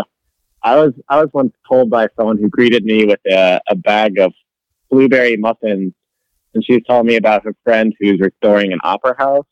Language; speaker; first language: English; native; English